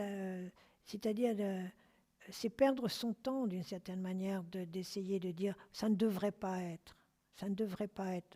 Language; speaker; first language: French; native; French